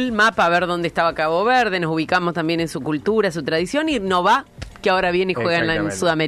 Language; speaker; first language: Spanish; native; Spanish